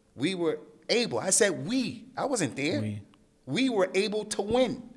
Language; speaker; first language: English; native; English